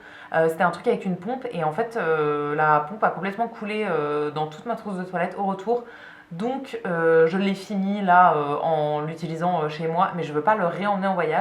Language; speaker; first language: French; native; French